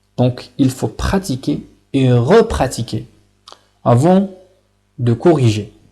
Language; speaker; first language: French; non-native, local second language; Arabic